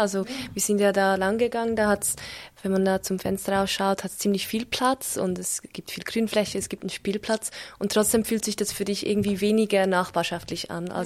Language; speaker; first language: German; native; German